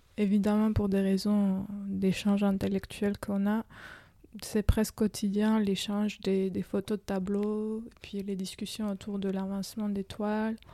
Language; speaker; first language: French; non-native, fluent; Georgian